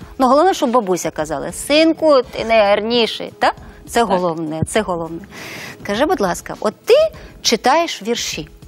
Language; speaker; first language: Ukrainian; native; Ukrainian